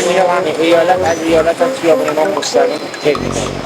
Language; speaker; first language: Persian; native; Persian